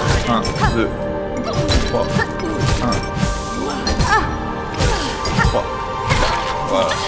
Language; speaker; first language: French; native; French